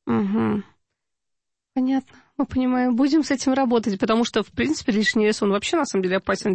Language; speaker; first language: Russian; native; Russian